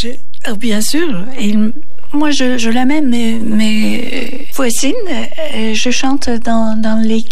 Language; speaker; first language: French; non-native, fluent; Turkish